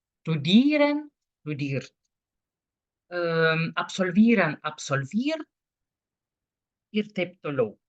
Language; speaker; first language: German; non-native, fluent; Lithuanian